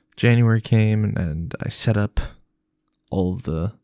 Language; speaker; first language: English; native; English